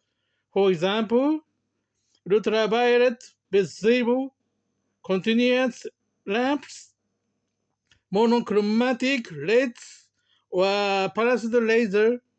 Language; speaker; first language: English; non-native, learner; Japanese